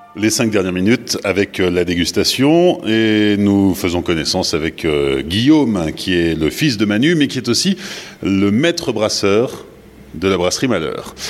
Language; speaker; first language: French; native; French